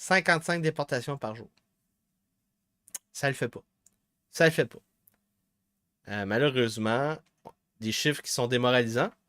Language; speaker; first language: French; native; French